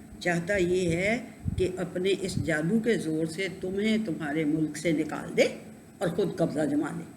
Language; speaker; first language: Urdu; non-native, local second language; Punjabi